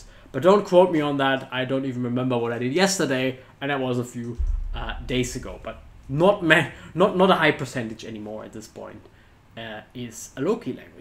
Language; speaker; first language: English; non-native, fluent; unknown